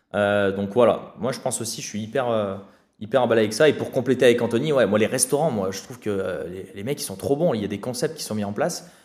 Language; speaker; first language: French; native; French